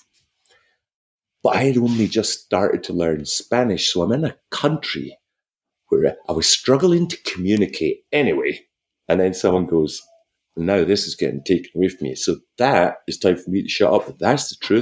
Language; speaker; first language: English; native; English